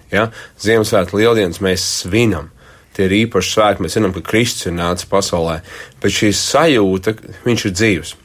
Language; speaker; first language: Latvian; native; Latvian